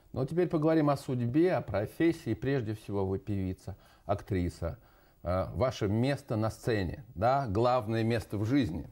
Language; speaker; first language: Russian; native; Russian